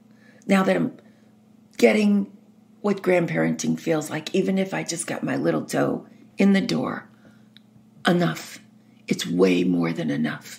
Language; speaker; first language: English; native; English